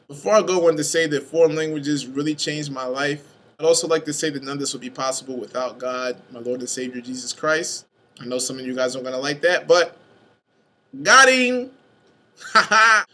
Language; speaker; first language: English; native; English